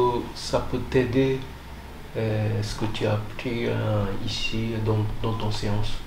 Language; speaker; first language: French; non-native, fluent; Japanese